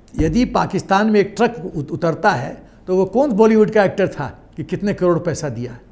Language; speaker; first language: Hindi; native; Hindi